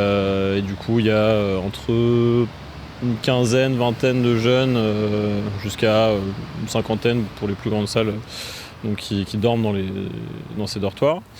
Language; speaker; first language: French; native; French